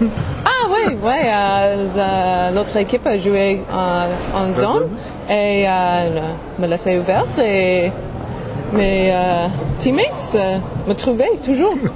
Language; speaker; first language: French; non-native, learner; English